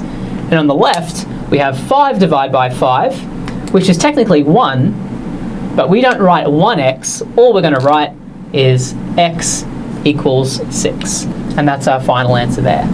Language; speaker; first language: English; native; English